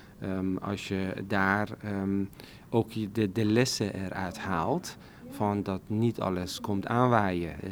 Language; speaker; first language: Dutch; non-native, fluent; Persian